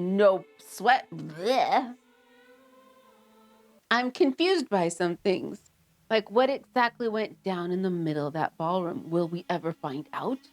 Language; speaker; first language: English; native; English